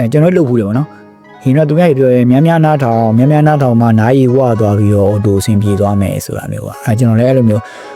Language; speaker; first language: Burmese; native; Burmese